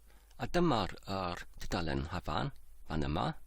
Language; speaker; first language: Welsh; non-native, learner; English